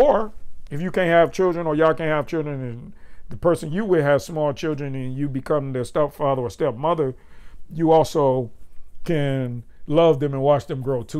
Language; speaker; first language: English; native; English